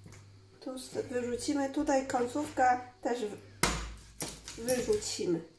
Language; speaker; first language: Polish; non-native, learner; Chinese